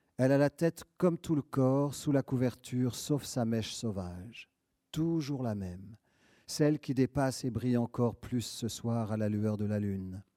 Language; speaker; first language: French; native; French